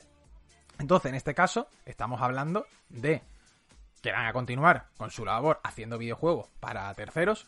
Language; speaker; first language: Spanish; native; Spanish